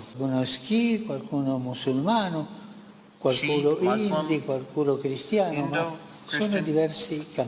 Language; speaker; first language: Italian; non-native, fluent; Spanish